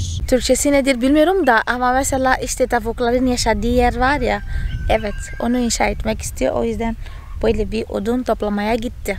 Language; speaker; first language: Turkish; non-native, fluent; Portuguese